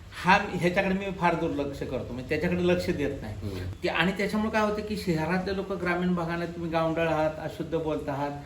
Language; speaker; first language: Marathi; native; Marathi